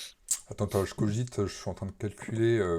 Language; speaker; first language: French; native; French